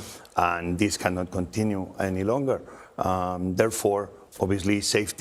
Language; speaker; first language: English; non-native, fluent; Spanish